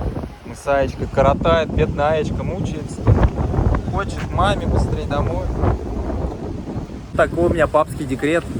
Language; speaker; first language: Russian; native; Russian